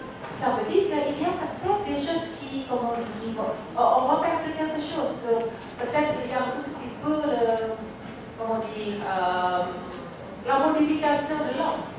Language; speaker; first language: French; non-native, fluent; Indonesian